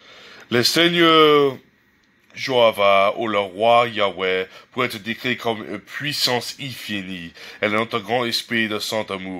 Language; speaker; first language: French; non-native, learner; English